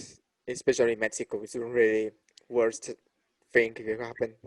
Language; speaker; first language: English; non-native, learner; Spanish